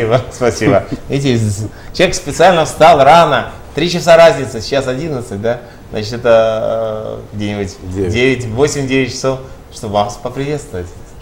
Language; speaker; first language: Russian; native; Russian